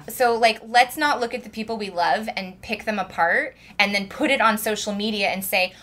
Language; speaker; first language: English; native; English